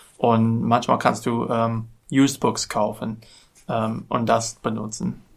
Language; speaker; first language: German; non-native, learner; English